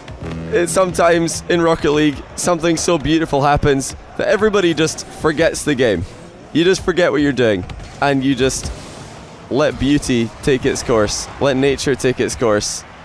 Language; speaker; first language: English; native; English